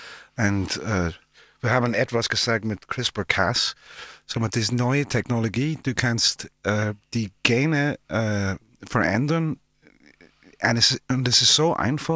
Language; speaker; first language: German; non-native, learner; English